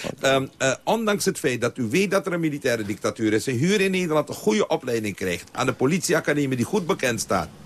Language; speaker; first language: Dutch; non-native, local second language; Caribbean Hindustani